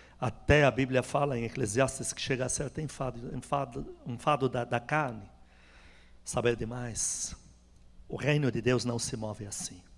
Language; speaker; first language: Portuguese; non-native, fluent; Arabic